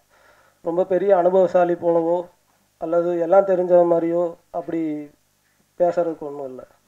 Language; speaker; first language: Tamil; native; Tamil